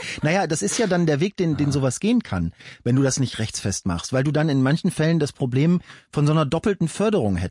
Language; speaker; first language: German; native; German